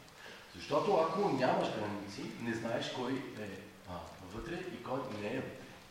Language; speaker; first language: Bulgarian; non-native, fluent; French